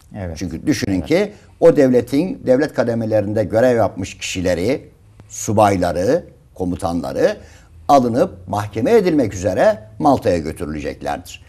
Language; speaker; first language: Turkish; native; Turkish